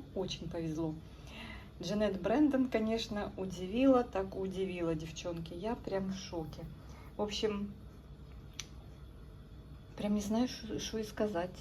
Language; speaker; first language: Russian; native; Russian